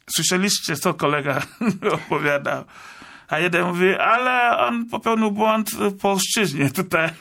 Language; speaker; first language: Polish; non-native, fluent; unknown